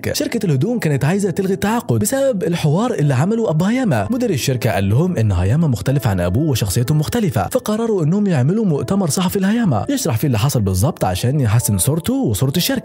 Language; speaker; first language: Arabic; native; Arabic